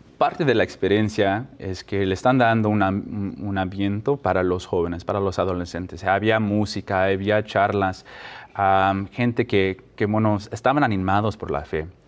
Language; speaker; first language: Spanish; early bilingual, heritage; Spanish